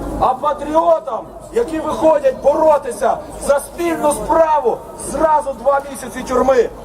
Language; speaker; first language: Ukrainian; native; Ukrainian